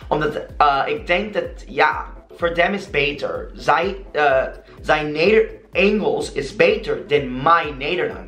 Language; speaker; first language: Dutch; non-native, learner; Spanish